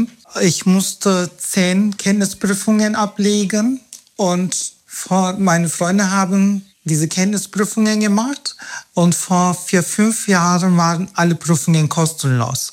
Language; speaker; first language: German; non-native, fluent; Turkish